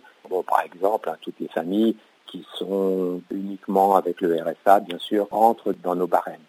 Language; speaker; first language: French; native; French